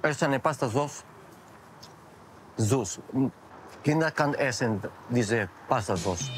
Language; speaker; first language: German; non-native, learner; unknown